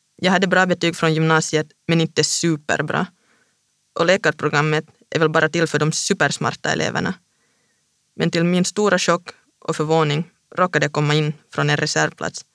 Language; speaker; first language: Swedish; native; Swedish